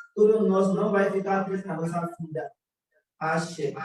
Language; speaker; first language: Portuguese; non-native, learner; Yoruba